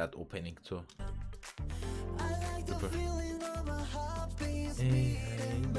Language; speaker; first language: English; non-native, learner; Turkish